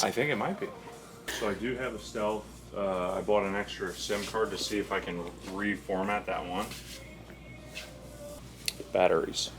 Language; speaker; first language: English; native; English